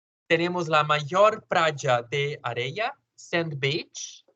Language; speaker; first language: Spanish; non-native, learner; Portuguese